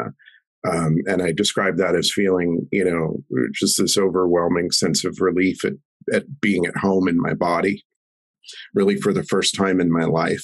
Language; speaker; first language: English; native; English